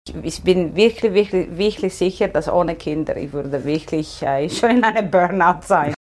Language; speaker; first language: German; non-native, fluent; Italian